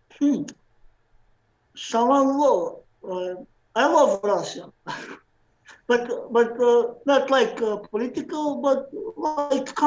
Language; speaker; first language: English; non-native, learner; Slovenian